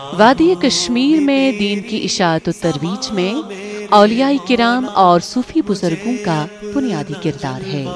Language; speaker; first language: Urdu; non-native, local second language; Kashmiri